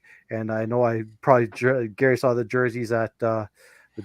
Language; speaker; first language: English; native; English